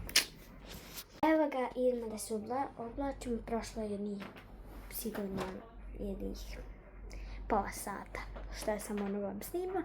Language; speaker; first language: Bosnian; early bilingual, heritage; Bosnian